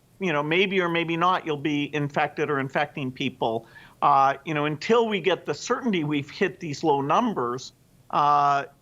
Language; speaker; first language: English; native; English